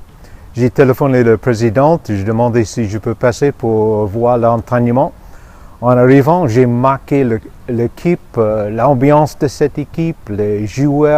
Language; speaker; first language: French; non-native, fluent; English